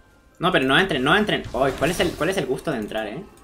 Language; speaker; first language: Spanish; native; Spanish